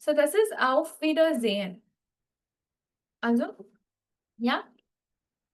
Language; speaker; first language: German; non-native, fluent; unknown